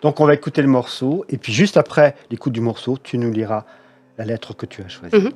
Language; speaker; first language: French; native; French